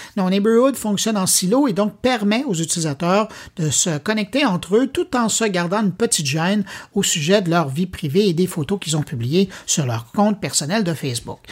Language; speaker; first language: French; native; French